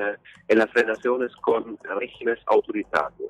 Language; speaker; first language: Spanish; non-native, fluent; German